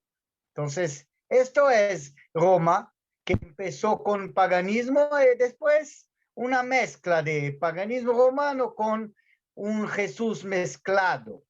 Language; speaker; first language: Spanish; non-native, fluent; Portuguese